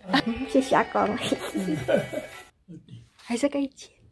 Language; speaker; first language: Chinese; non-native, learner; Indonesian